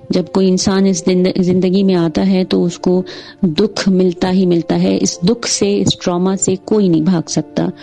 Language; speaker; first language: Urdu; non-native, local second language; Sindhi